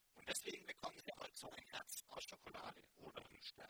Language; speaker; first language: German; native; German